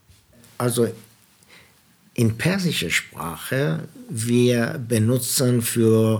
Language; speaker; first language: German; non-native, fluent; Persian